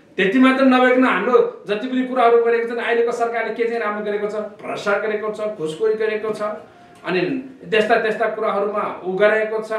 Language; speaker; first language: Nepali; non-native, local second language; Eastern Tamang